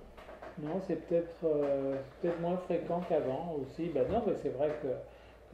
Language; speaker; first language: French; native; French